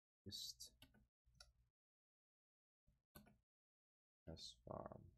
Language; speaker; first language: German; non-native, learner; English